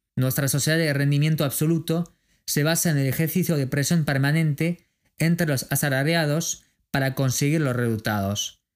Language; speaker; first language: Spanish; non-native, fluent; French